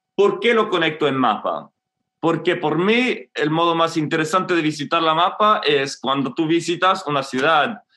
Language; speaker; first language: Spanish; non-native, fluent; English